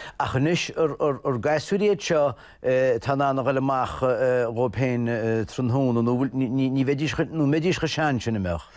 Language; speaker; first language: Irish; native; Irish